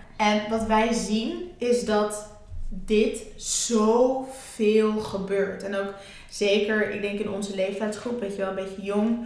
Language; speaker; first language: Dutch; native; Dutch